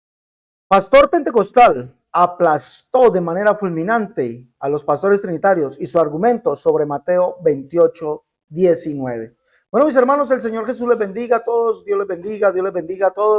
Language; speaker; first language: Spanish; native; Spanish